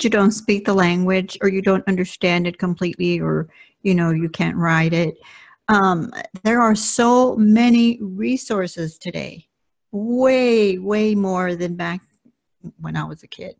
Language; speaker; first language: English; early bilingual, other home language; Spanish